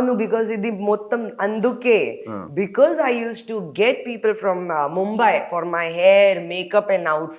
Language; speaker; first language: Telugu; non-native, learner; Hindi